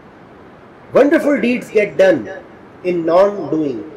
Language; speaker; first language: English; non-native, local second language; Hindi